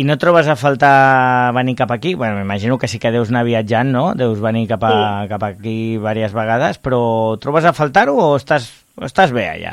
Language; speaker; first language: Catalan; native; Catalan